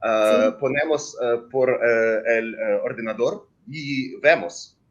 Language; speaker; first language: Spanish; non-native, learner; Ukrainian